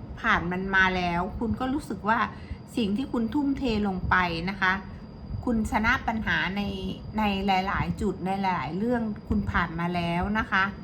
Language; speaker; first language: Thai; native; Thai